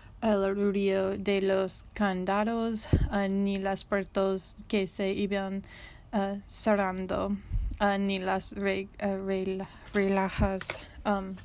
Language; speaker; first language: Spanish; non-native, learner; English